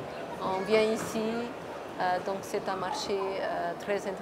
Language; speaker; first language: French; non-native, fluent; Portuguese